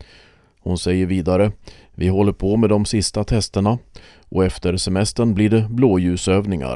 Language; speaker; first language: Swedish; native; Swedish